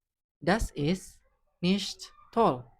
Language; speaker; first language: German; non-native, fluent; Indonesian